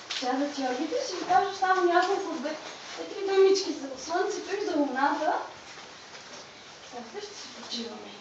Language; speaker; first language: Bulgarian; native; Bulgarian